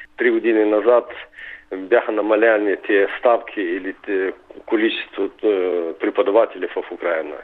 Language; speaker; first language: Bulgarian; early bilingual, heritage; Bulgarian